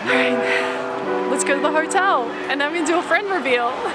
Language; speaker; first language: English; native; English